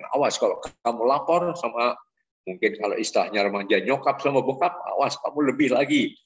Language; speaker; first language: Indonesian; native; Indonesian